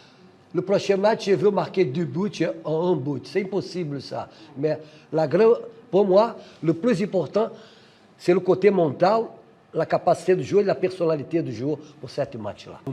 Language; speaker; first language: French; non-native, fluent; Portuguese